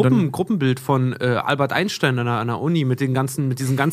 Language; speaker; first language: German; native; German